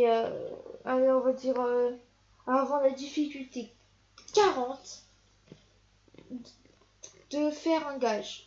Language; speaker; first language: French; native; French